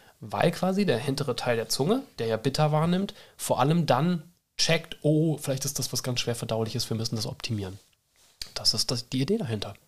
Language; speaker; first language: German; native; German